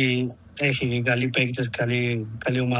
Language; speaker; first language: Greek; non-native, learner; Spanish